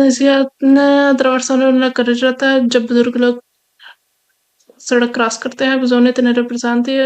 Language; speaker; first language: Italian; non-native, fluent; Urdu